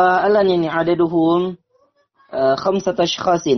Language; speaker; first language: Arabic; non-native, learner; Indonesian